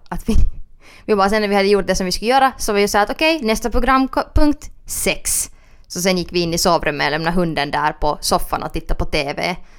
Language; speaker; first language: Swedish; native; Swedish